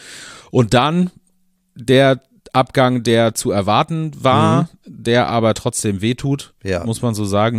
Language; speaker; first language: German; native; German